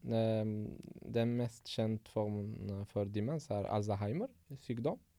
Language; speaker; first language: Norwegian; non-native, fluent; Arabic